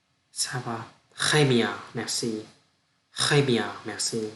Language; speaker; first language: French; non-native, learner; Vietnamese